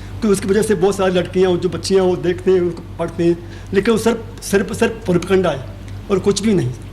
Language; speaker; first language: Urdu; non-native, local second language; Baluchi